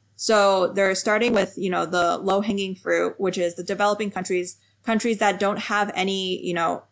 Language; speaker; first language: English; native; English